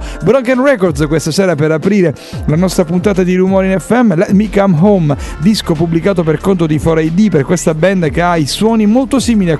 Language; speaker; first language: Italian; native; Italian